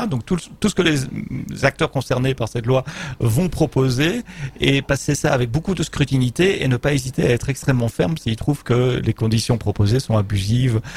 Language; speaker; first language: French; native; French